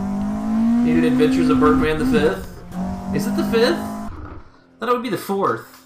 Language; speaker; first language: English; native; English